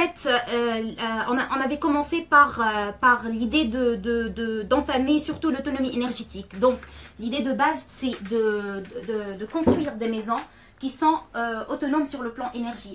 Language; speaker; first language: French; non-native, local second language; Arabic